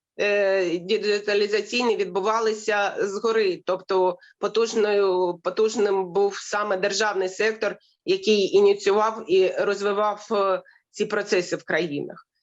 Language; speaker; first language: Ukrainian; native; Ukrainian